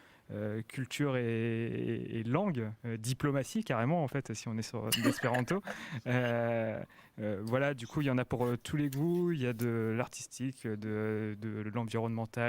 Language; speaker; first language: French; native; French